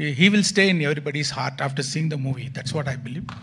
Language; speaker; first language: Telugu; non-native, local second language; Tamil